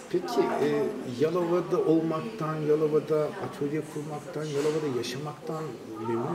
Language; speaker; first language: Turkish; native; Turkish